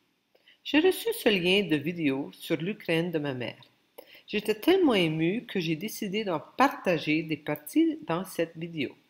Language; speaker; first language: French; non-native, local second language; Ukrainian